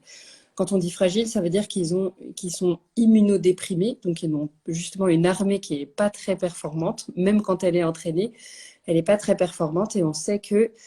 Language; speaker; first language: French; native; French